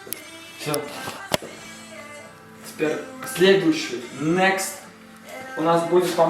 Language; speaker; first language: Russian; non-native, learner; Turkmen